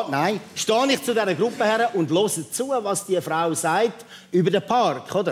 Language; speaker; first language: German; native; German